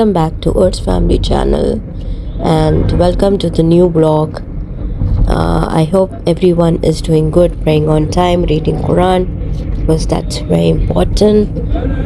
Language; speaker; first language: English; non-native, fluent; Hindi